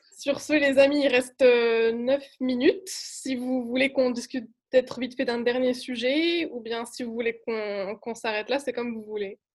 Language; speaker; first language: French; non-native, local second language; Arabic